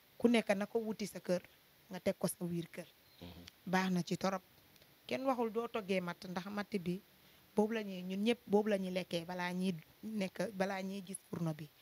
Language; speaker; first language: Wolof; non-native, local second language; Jola-Fonyi